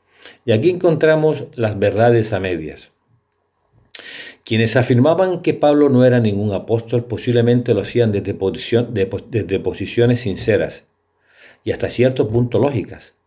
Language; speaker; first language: Spanish; native; Spanish